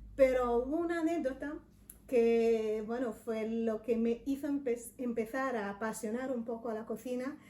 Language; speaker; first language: Spanish; non-native, fluent; Italian